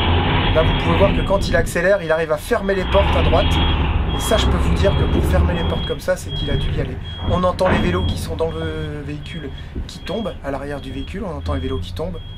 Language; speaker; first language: French; native; French